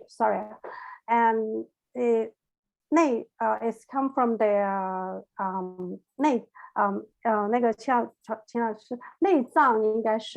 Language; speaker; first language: English; non-native, learner; Chinese